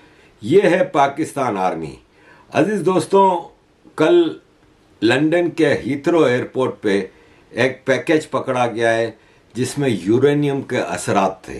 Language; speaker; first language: Urdu; native; Urdu